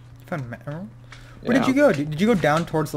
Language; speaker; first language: English; native; English